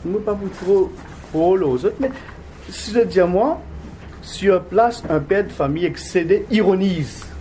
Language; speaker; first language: French; non-native, local second language; Morisyen